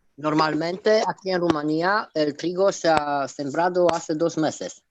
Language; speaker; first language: Spanish; non-native, fluent; Romanian